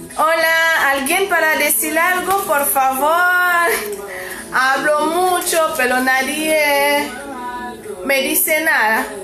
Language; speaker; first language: Spanish; non-native, fluent; Haitian Creole